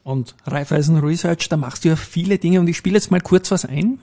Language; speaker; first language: German; native; German